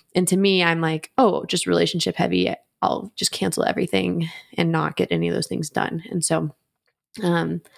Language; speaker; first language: English; native; English